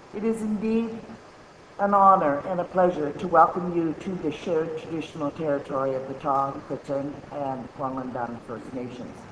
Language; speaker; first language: English; native; English